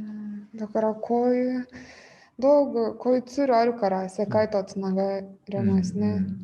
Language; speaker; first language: Japanese; non-native, fluent; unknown